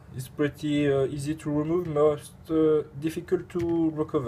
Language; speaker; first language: English; non-native, learner; French